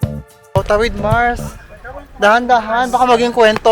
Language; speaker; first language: Filipino; native; Filipino